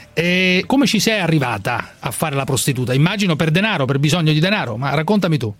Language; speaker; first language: Italian; native; Italian